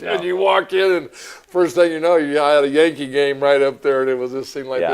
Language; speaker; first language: English; native; English